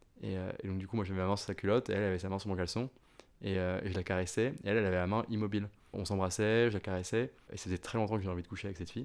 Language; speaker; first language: French; native; French